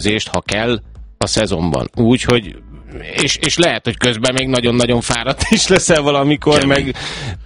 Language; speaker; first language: Hungarian; native; Hungarian